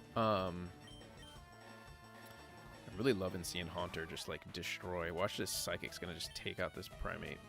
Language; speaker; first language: English; native; English